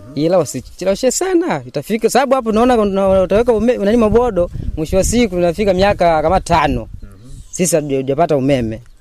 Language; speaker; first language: Swahili; non-native, local second language; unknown